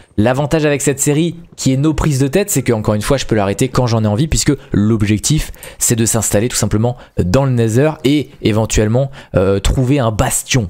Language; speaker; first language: French; native; French